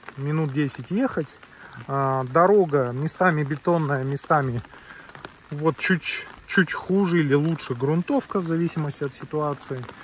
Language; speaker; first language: Russian; native; Russian